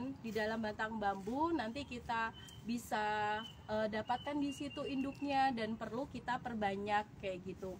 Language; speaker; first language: Indonesian; native; Indonesian